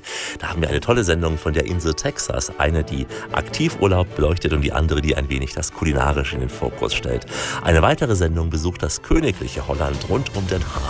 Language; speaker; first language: German; native; German